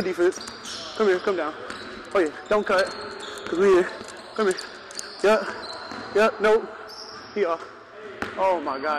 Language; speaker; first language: English; native; English